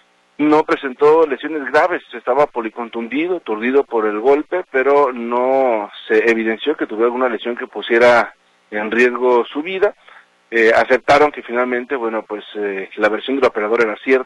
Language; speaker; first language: Spanish; native; Spanish